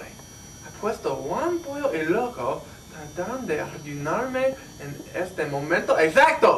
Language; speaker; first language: Spanish; non-native, learner; English